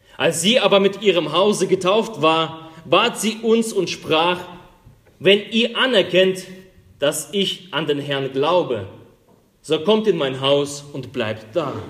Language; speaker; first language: German; non-native, fluent; Russian